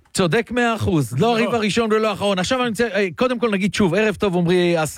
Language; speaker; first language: Hebrew; native; Hebrew